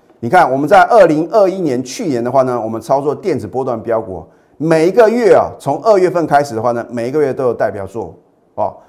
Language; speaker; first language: Chinese; native; Chinese